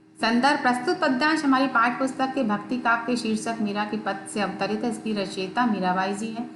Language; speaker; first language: Hindi; native; Hindi